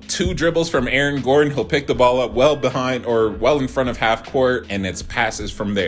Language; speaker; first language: English; native; English